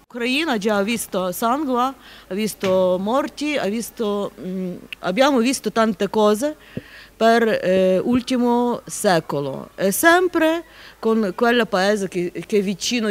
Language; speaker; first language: Italian; non-native, learner; Ukrainian